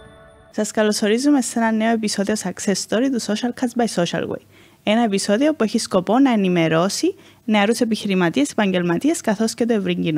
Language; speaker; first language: Greek; native; Greek